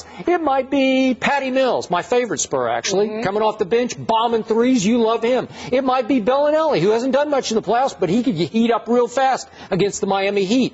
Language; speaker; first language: English; native; English